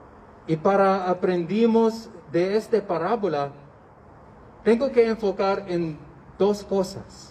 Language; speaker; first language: Spanish; non-native, learner; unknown